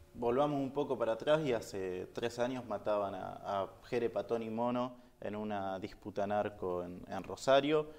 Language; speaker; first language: Spanish; native; Spanish